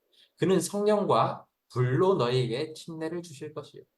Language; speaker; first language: Korean; native; Korean